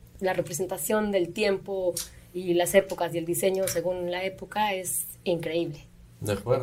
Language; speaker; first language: Spanish; native; Spanish